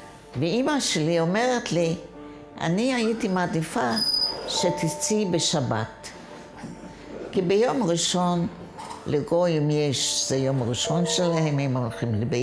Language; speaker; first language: Hebrew; non-native, fluent; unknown